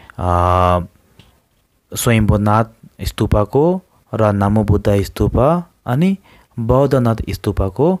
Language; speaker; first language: Nepali; non-native, local second language; Tibetan